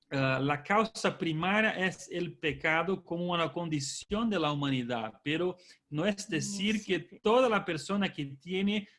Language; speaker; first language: Spanish; non-native, fluent; Portuguese